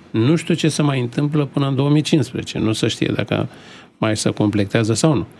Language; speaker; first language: Romanian; native; Romanian